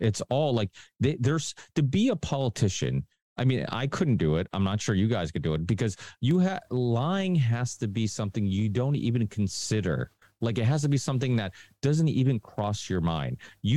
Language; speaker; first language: English; early bilingual, other home language; Portuguese